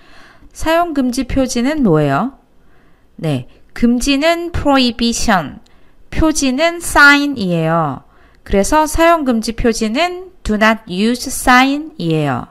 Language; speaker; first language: Korean; native; Korean